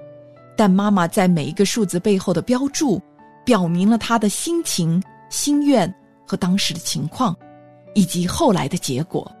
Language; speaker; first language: Chinese; native; Chinese